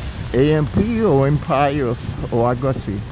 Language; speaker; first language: Spanish; early bilingual, heritage; Spanish